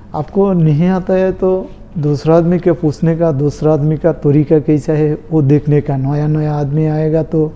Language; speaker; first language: Hindi; non-native, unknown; Bangla